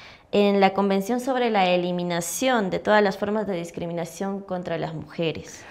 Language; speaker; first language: Spanish; native; Spanish